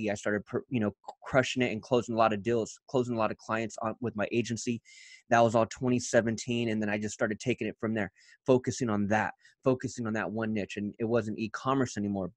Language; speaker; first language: English; native; English